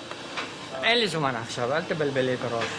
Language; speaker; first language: Hebrew; non-native, fluent; Arabic